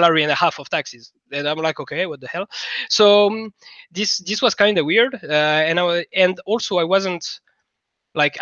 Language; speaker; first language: English; non-native, fluent; French